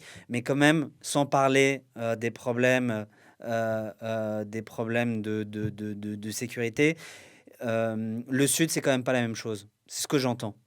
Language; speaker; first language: French; native; French